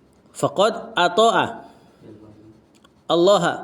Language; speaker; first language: Arabic; non-native, fluent; Indonesian